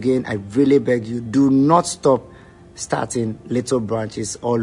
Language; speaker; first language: English; non-native, local second language; Ga